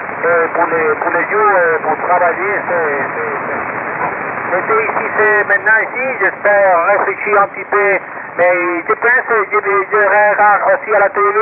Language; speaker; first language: French; non-native, learner; Spanish